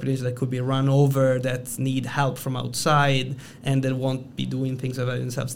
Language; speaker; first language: English; non-native, fluent; Italian